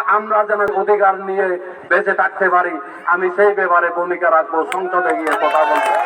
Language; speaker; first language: Bangla; non-native, local second language; Chakma